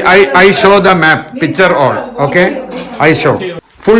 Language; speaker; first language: English; non-native, learner; Malayalam